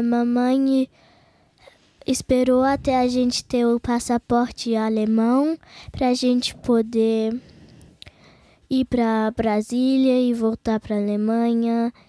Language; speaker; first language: Portuguese; early bilingual, heritage; Portuguese